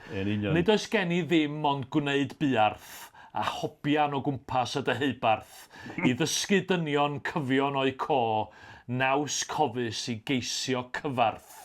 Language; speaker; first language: Welsh; native; Welsh